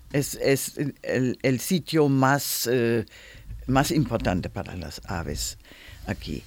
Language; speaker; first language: Spanish; non-native, learner; German